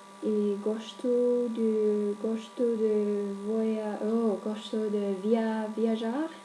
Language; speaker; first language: Portuguese; non-native, learner; Cantonese